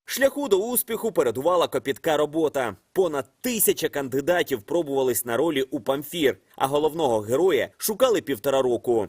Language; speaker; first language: Ukrainian; native; Ukrainian